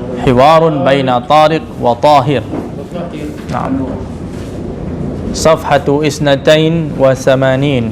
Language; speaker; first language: Arabic; non-native, fluent; Indonesian